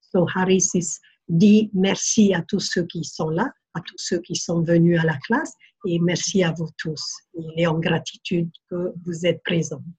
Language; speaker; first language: French; non-native, fluent; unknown